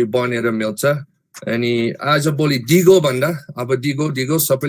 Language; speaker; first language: Nepali; non-native, fluent; English